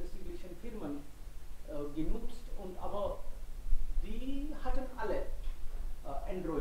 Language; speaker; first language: German; non-native, fluent; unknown